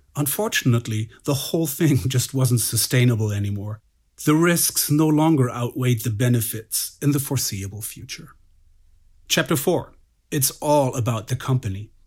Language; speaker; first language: English; non-native, fluent; German